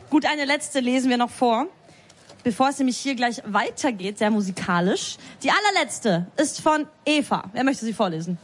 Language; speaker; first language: German; non-native, fluent; Bulgarian